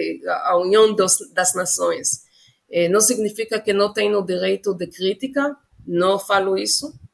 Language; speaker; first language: Portuguese; non-native, fluent; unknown